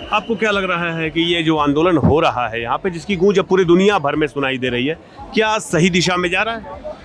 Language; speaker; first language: Hindi; native; Hindi